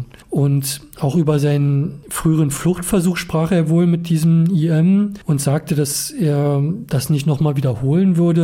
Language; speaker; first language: German; native; German